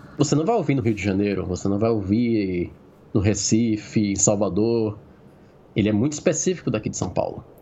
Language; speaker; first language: Portuguese; native; Portuguese